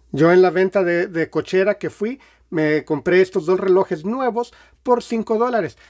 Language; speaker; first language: Spanish; native; Spanish